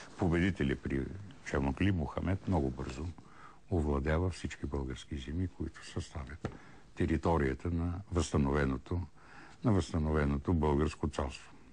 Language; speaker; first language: Bulgarian; native; Bulgarian